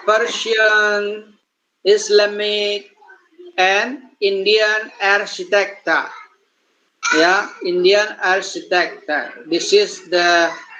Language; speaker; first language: English; non-native, learner; Indonesian